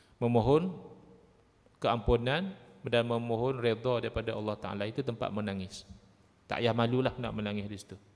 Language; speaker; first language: Malay; native; Malay